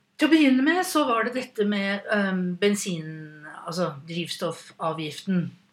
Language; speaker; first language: Norwegian; native; Norwegian